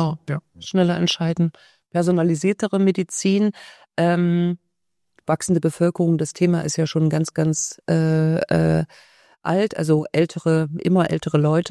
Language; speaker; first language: German; native; German